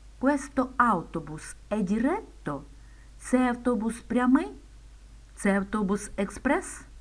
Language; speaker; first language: Ukrainian; native; Ukrainian